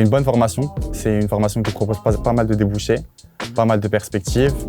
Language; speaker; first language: French; native; French